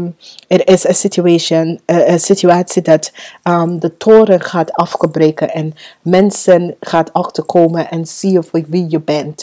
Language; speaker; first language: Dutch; non-native, fluent; English